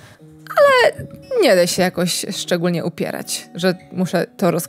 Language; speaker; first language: Polish; native; Polish